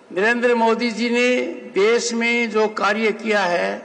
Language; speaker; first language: Hindi; native; Hindi